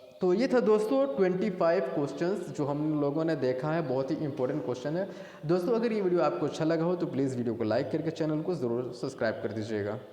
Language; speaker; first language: Urdu; native; Urdu